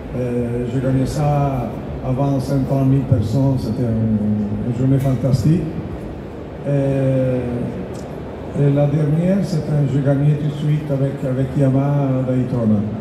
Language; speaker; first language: French; non-native, learner; Italian